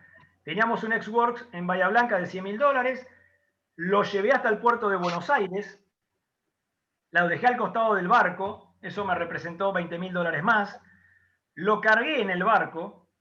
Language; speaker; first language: Spanish; native; Spanish